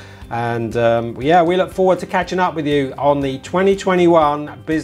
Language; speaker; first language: English; native; English